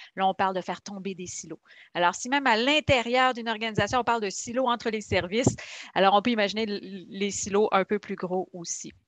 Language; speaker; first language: French; native; French